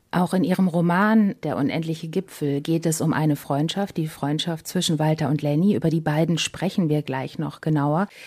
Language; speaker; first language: German; native; German